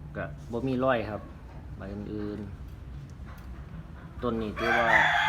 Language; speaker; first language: Thai; non-native, local second language; Northeastern Thai